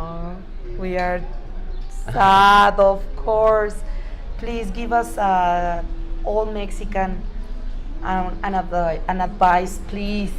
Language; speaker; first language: English; non-native, learner; Spanish